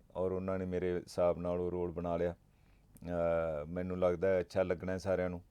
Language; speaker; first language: Punjabi; native; Punjabi